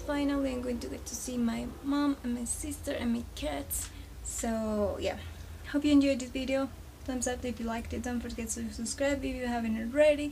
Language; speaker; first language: English; non-native, fluent; Spanish